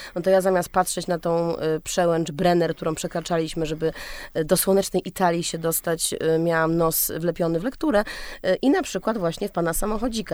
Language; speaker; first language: Polish; native; Polish